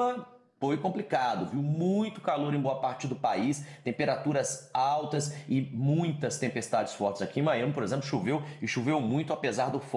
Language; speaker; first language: Portuguese; native; Portuguese